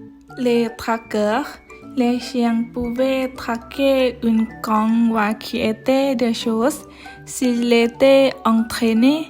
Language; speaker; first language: French; non-native, learner; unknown